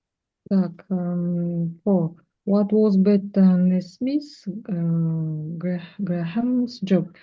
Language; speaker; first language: English; non-native, learner; Russian